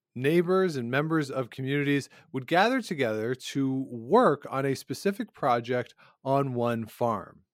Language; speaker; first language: English; native; English